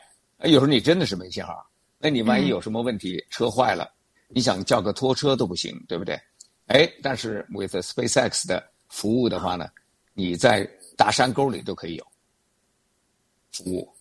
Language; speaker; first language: Chinese; native; Chinese